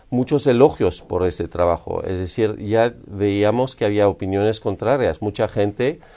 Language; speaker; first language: Spanish; non-native, fluent; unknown